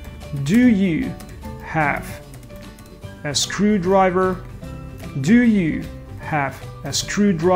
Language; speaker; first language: English; non-native, fluent; Russian